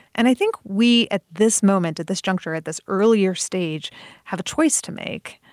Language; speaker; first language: English; early bilingual, other home language; Persian